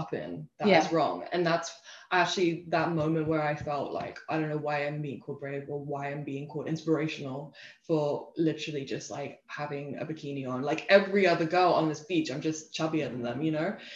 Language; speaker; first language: English; native; English